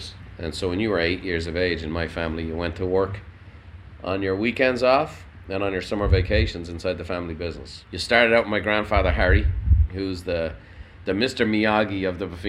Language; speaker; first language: English; native; English